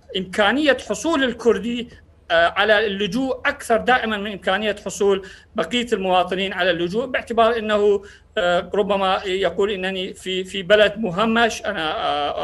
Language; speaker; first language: Arabic; non-native, local second language; Central Kurdish